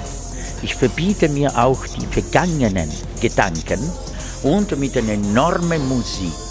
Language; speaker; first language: German; non-native, fluent; Italian